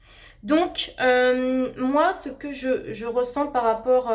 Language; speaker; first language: French; native; French